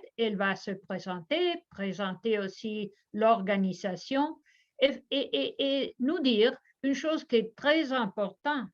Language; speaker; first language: French; non-native, fluent; Spanish